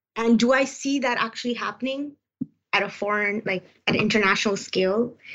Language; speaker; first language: English; non-native, local second language; Uzbek